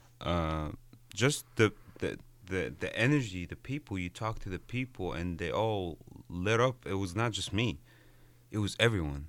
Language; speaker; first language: English; non-native, fluent; Arabic